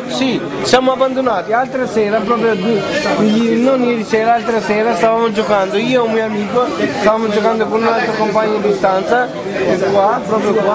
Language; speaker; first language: Italian; non-native, fluent; Albanian